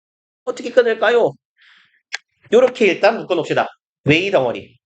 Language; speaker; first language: Korean; native; Korean